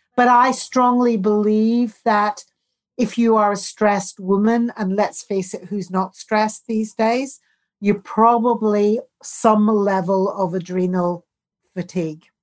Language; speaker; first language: English; native; English